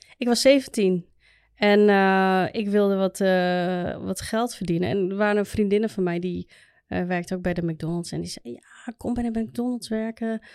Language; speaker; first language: Dutch; native; Dutch